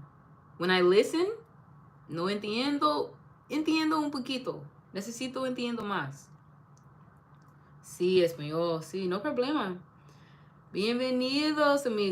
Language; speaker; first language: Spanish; non-native, learner; English